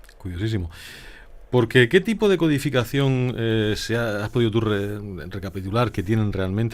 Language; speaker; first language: Spanish; native; Spanish